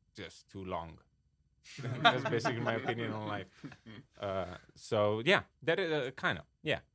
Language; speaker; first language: English; non-native, fluent; Romanian